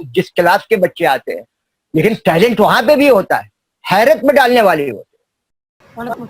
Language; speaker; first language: Urdu; native; Urdu